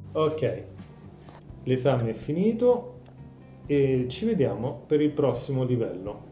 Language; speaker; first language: Italian; native; Italian